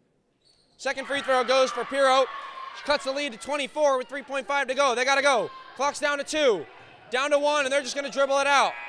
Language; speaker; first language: English; native; English